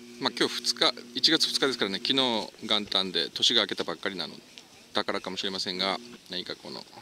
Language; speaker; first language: Japanese; native; Japanese